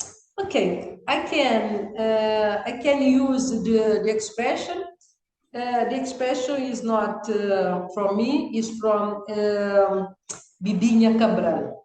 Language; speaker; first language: English; non-native, learner; Kabuverdianu